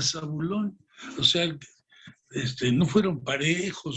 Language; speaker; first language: Spanish; native; Spanish